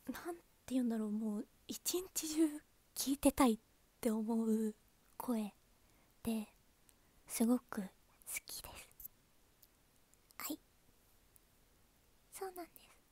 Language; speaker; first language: Japanese; native; Japanese